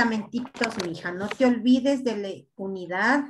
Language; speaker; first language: Spanish; native; Spanish